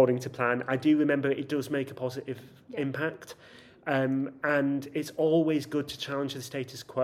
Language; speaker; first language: English; native; English